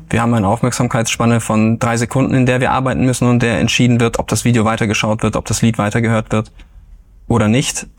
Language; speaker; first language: German; native; German